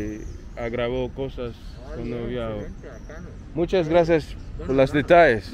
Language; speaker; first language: Spanish; non-native, learner; English